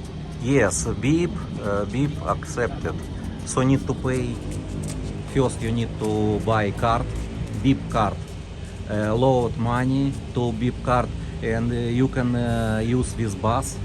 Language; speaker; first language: English; non-native, learner; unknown